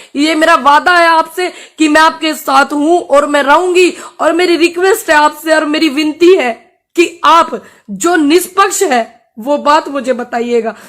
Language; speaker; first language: Hindi; native; Hindi